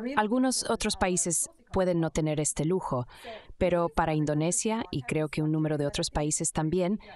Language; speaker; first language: Spanish; non-native, fluent; Indonesian